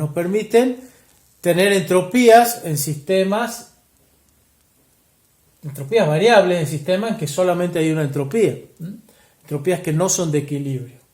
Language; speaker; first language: Spanish; native; Spanish